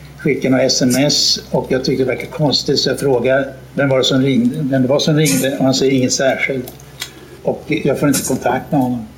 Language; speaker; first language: Swedish; native; Swedish